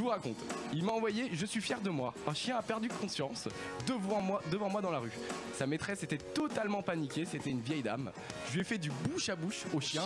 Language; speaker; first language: French; native; French